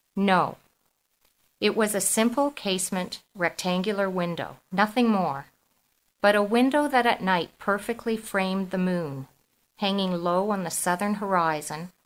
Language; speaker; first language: English; native; English